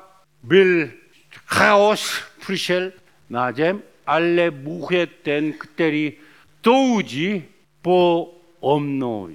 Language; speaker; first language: Czech; non-native, learner; Korean